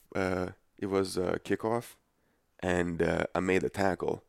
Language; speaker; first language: English; non-native, fluent; Lithuanian